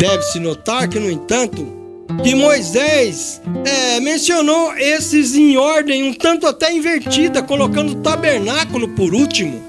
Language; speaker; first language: Portuguese; native; Portuguese